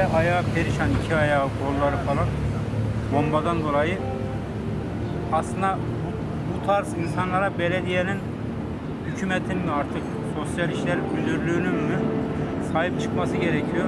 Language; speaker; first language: Turkish; native; Turkish